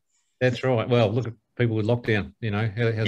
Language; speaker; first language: English; native; English